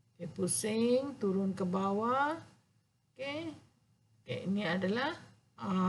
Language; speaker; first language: Malay; non-native, local second language; Tamil